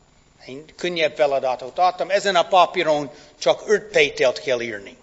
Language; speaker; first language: Hungarian; non-native, fluent; English